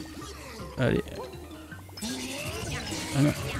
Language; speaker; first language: French; native; French